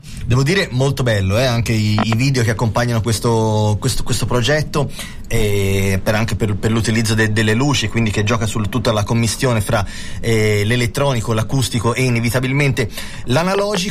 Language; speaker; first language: Italian; native; Italian